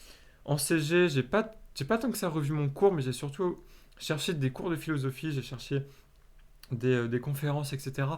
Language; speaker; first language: French; native; French